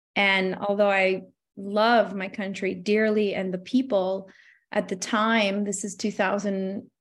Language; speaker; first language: English; non-native, fluent; Albanian